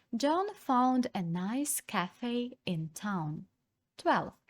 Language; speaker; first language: English; non-native, fluent; Ukrainian